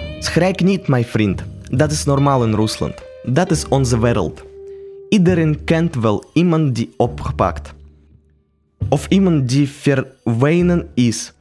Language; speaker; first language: Dutch; non-native, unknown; Russian